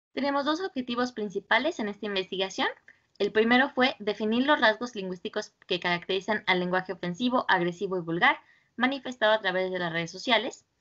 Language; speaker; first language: Spanish; native; Spanish